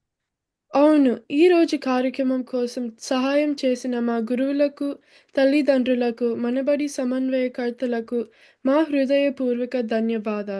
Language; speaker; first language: Telugu; early bilingual, heritage; Telugu